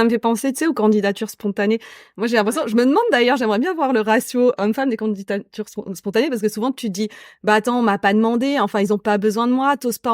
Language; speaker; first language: French; native; French